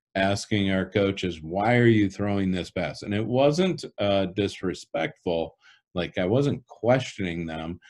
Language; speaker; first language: English; native; English